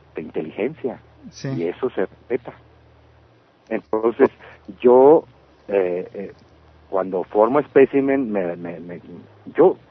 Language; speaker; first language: Spanish; native; Spanish